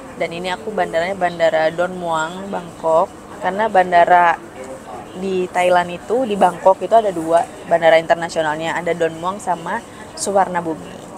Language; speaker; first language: Indonesian; native; Indonesian